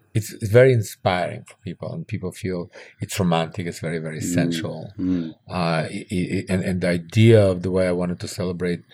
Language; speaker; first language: English; early bilingual, other home language; Russian